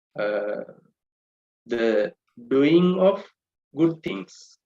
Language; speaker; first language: English; non-native, local second language; Sinhala